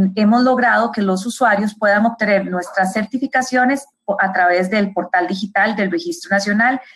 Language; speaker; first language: Spanish; native; Spanish